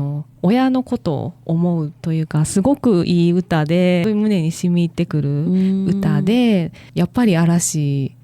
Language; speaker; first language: Japanese; native; Japanese